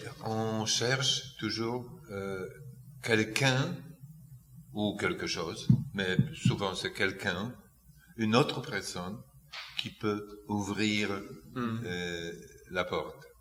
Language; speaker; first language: French; non-native, fluent; Polish